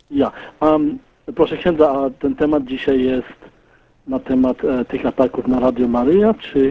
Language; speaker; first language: Polish; early bilingual, heritage; Polish